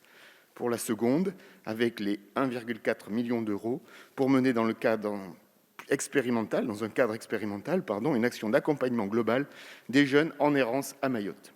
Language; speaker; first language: French; native; French